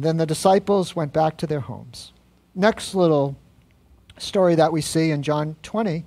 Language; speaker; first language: English; native; English